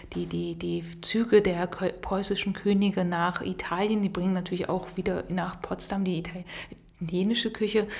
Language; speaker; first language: German; native; German